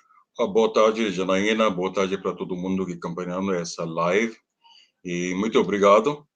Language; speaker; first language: Portuguese; non-native, learner; Hindi